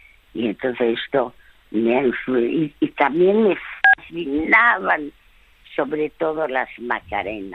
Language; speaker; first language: Spanish; early bilingual, other home language; French